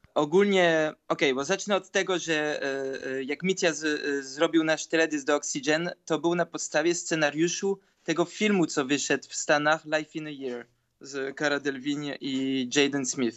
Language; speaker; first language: Polish; early bilingual, heritage; Polish